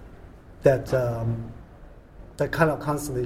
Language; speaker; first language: English; non-native, local second language; Cantonese